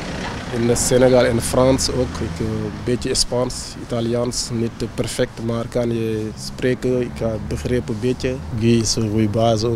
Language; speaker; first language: Dutch; non-native, learner; Wolof